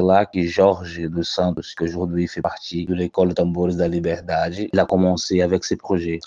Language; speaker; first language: French; non-native, fluent; Portuguese